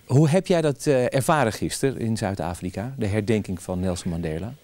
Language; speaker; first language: Dutch; native; Dutch